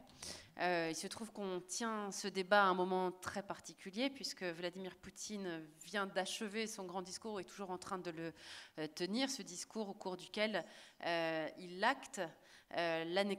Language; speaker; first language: French; native; French